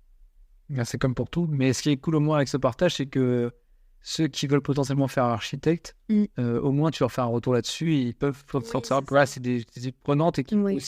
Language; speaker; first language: French; native; French